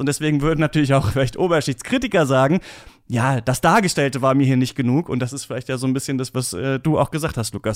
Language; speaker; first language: German; native; German